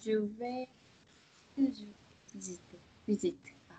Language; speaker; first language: French; non-native, learner; Korean